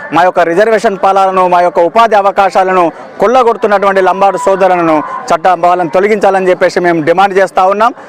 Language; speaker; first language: Telugu; native; Telugu